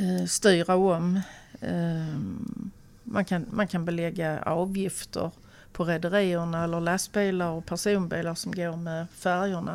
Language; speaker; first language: Swedish; native; Swedish